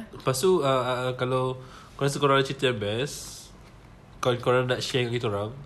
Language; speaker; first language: Malay; native; Malay